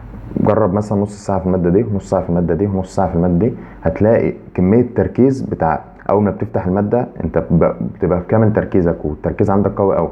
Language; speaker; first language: Arabic; native; Arabic